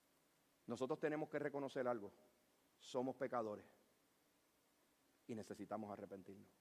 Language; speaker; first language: Spanish; native; Spanish